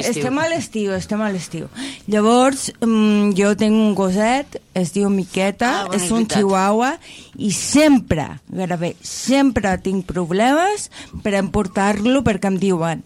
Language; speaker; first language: Catalan; native; Catalan